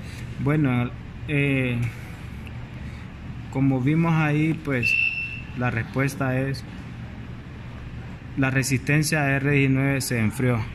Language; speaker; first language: Spanish; native; Spanish